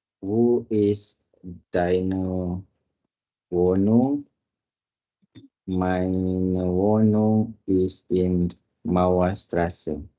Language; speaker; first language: German; non-native, learner; Indonesian